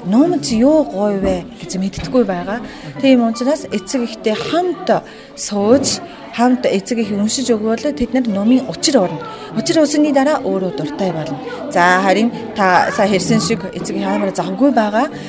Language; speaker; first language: Mongolian; non-native, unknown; Japanese